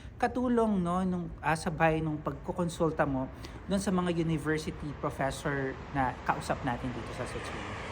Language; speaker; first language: Filipino; native; Filipino